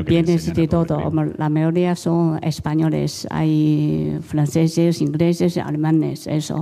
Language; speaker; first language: Spanish; non-native, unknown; Chinese